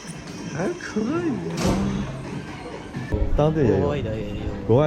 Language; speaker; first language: Chinese; native; Chinese